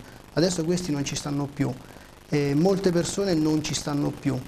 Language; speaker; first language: Italian; native; Italian